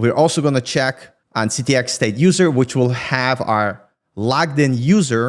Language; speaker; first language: English; native; English